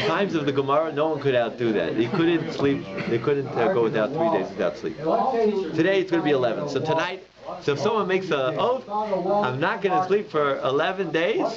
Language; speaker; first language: English; native; English